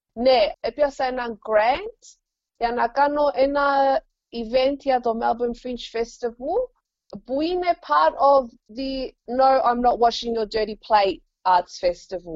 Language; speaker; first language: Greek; early bilingual, heritage; English